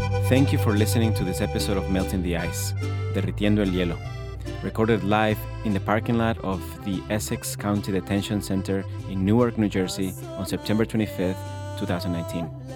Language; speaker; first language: English; non-native, fluent; Spanish